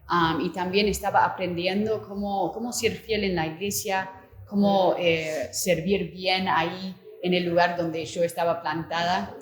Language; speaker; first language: Spanish; non-native, fluent; English